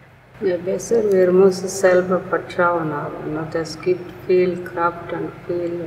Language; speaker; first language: German; non-native, learner; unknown